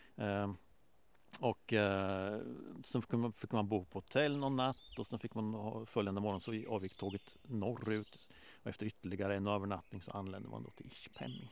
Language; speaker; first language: Swedish; native; Swedish